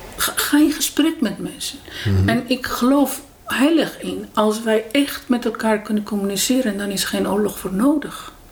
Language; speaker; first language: Dutch; non-native, fluent; Persian